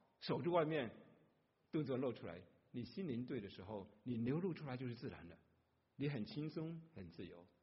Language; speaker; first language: Chinese; non-native, local second language; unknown